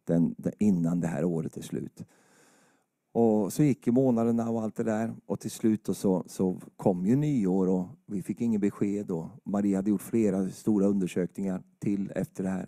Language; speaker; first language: Swedish; native; Swedish